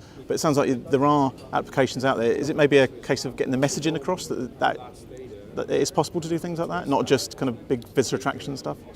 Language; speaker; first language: English; native; English